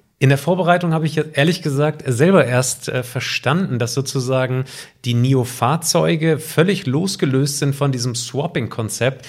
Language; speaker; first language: German; native; German